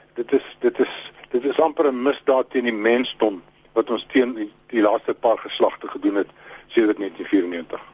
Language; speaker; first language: Afrikaans; native; Afrikaans